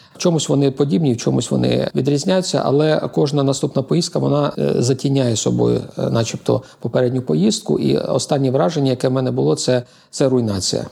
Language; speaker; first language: Ukrainian; native; Ukrainian